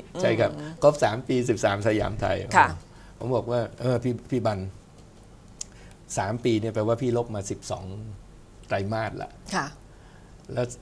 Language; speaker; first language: Thai; native; Thai